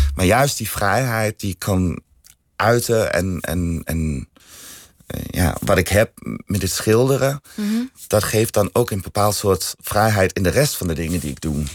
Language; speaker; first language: Dutch; non-native, fluent; Danish